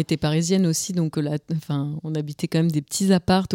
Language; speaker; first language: French; native; French